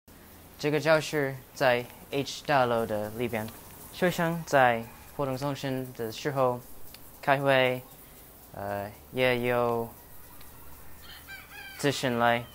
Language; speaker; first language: Chinese; non-native, learner; English